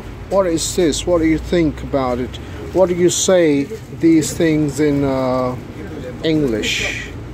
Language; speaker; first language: English; non-native, local second language; Punjabi